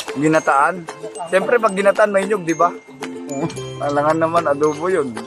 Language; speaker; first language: Filipino; non-native, local second language; Iloko